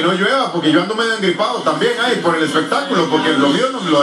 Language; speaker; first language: Spanish; native; Spanish